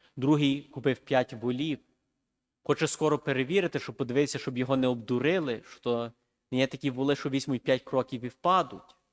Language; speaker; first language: Ukrainian; early bilingual, heritage; Ukrainian